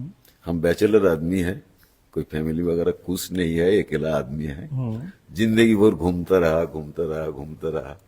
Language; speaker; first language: Hindi; non-native, local second language; Bangla